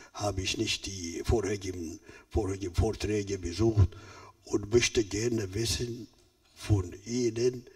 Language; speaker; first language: German; non-native, fluent; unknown